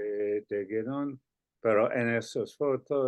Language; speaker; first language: Spanish; non-native, fluent; English